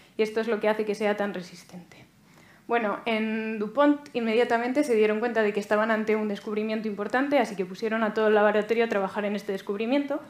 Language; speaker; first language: Spanish; native; Spanish